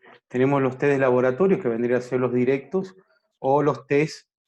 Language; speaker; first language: Spanish; native; Spanish